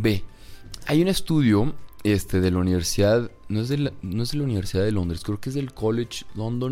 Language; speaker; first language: Spanish; native; Spanish